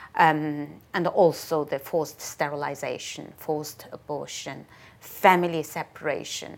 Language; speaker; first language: English; non-native, fluent; Chinese